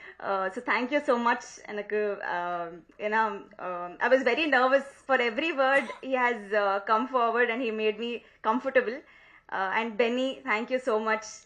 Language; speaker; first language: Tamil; non-native, learner; Telugu